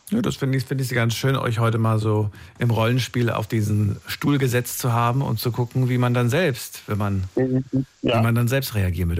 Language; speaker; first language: German; native; German